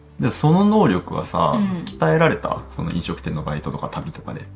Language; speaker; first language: Japanese; native; Japanese